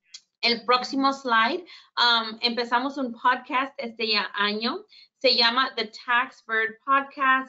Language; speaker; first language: Spanish; early bilingual, heritage; Spanish